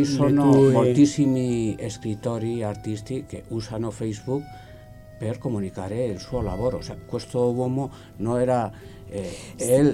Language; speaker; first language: Italian; non-native, learner; Spanish